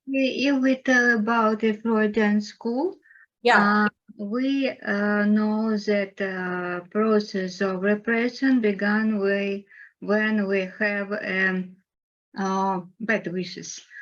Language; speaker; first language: English; non-native, learner; Russian